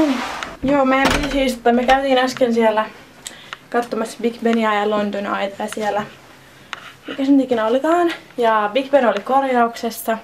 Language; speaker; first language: Finnish; native; Finnish